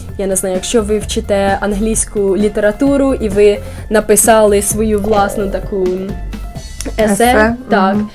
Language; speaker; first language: Ukrainian; early bilingual, heritage; Ukrainian